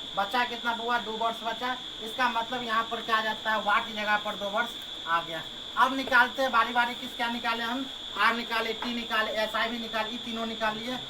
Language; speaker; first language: Hindi; native; Hindi